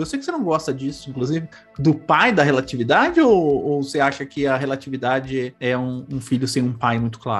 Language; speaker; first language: Portuguese; native; Portuguese